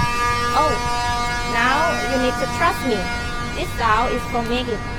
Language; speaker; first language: English; non-native, learner; Thai